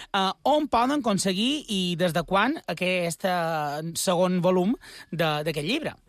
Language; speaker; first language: Catalan; native; Catalan